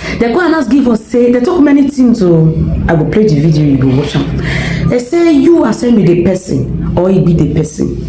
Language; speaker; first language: Nigerian Pidgin; non-native, local second language; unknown